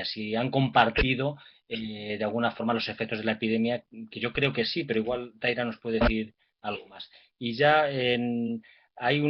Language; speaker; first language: Spanish; native; Spanish